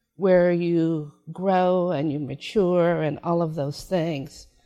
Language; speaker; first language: English; native; English